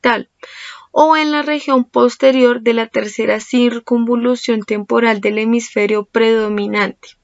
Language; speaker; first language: Spanish; native; Spanish